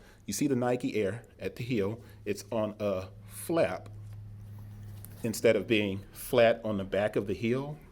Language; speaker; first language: English; native; English